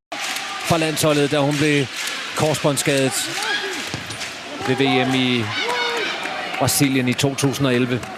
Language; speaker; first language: Danish; native; Danish